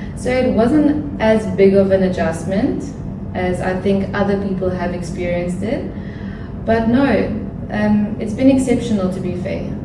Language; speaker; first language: English; non-native, local second language; Afrikaans